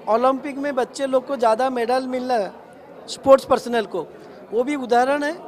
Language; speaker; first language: Hindi; non-native, local second language; Odia